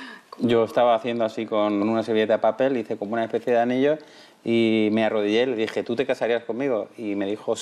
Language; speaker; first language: Spanish; native; Spanish